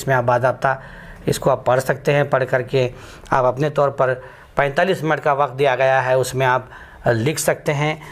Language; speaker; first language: Urdu; native; Urdu